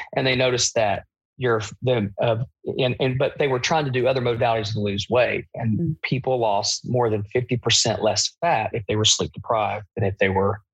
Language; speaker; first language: English; native; English